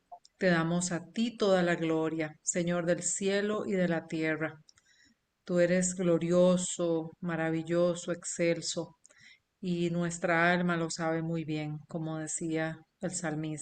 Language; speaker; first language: Spanish; native; Spanish